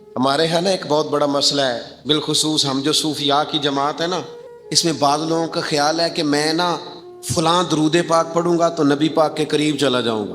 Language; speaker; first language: Urdu; non-native, local second language; Punjabi